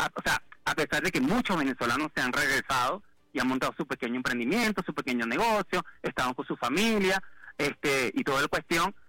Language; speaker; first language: Spanish; native; Spanish